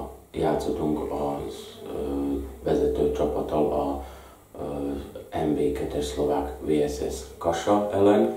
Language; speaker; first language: Hungarian; non-native, fluent; Slovak